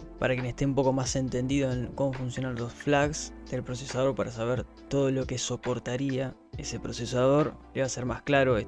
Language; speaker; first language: Spanish; native; Spanish